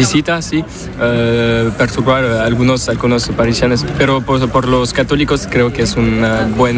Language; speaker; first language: Spanish; non-native, learner; French